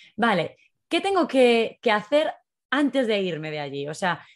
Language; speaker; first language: Spanish; native; Spanish